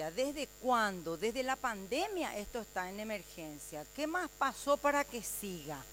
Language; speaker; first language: Spanish; native; Spanish